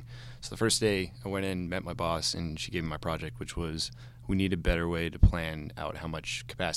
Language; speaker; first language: English; native; English